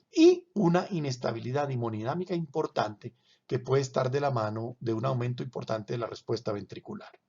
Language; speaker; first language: Spanish; native; Spanish